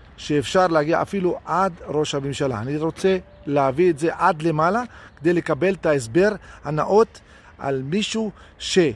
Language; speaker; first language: Hebrew; non-native, local second language; Arabic